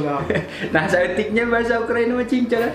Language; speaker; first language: Indonesian; non-native, local second language; Sundanese